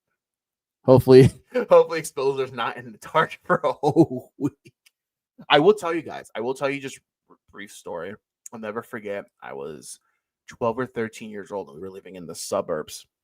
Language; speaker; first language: English; native; English